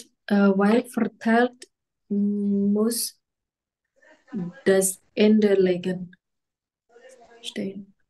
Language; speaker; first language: German; non-native, learner; Indonesian